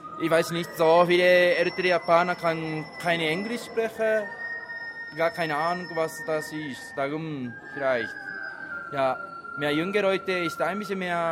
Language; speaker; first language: German; non-native, learner; Japanese